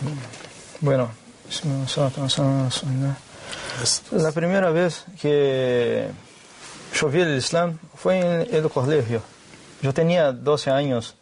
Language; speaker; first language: Spanish; non-native, learner; Portuguese